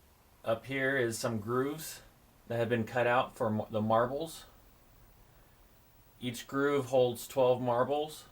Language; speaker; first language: English; native; English